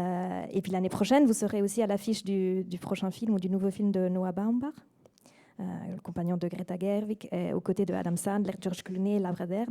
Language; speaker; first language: French; native; French